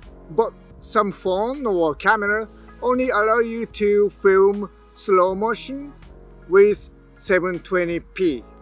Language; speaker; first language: English; non-native, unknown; Japanese